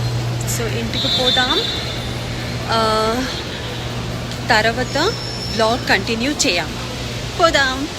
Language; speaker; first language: Telugu; non-native, learner; Kannada